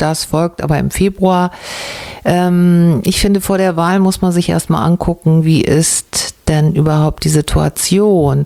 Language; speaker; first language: German; native; German